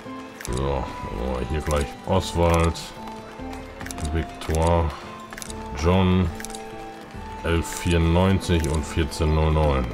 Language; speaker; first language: German; native; German